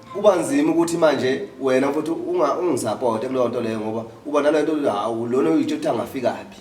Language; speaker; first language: Zulu; native; Zulu